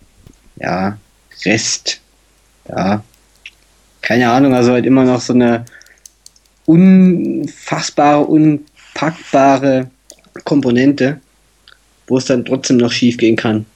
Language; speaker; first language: German; native; German